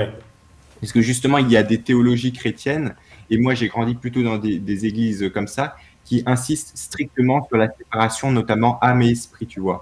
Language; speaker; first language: French; native; French